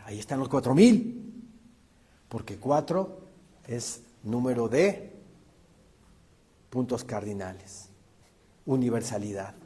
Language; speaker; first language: Spanish; native; Spanish